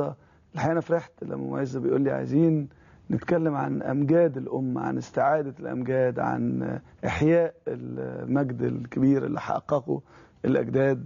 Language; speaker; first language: Arabic; native; Arabic